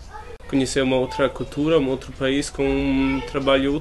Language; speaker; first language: Portuguese; non-native, fluent; German